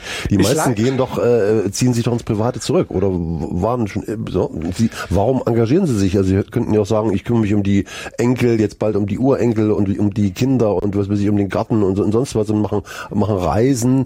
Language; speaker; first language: German; native; German